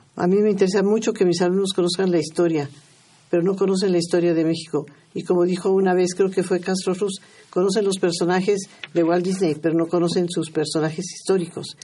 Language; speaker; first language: Spanish; native; Spanish